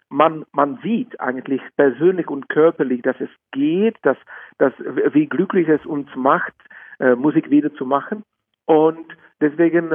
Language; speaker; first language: German; non-native, fluent; Czech